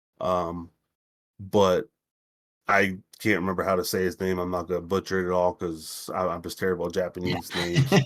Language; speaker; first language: English; native; English